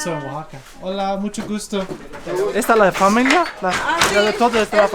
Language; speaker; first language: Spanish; non-native, learner; Swedish